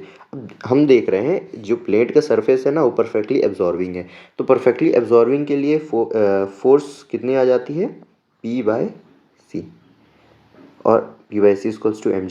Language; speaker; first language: Hindi; native; Hindi